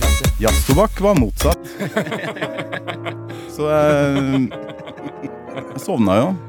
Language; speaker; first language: Norwegian; native; Norwegian